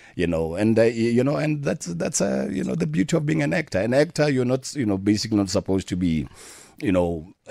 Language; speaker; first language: English; non-native, local second language; Tswana